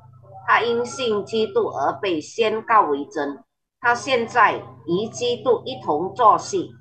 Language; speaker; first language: Chinese; early bilingual, heritage; Chinese